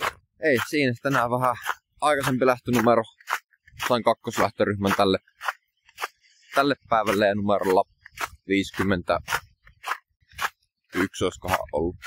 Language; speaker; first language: Finnish; native; Finnish